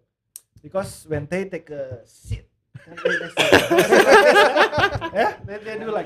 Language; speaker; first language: English; non-native, learner; Indonesian